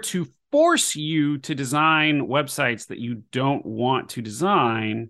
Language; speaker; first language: English; native; English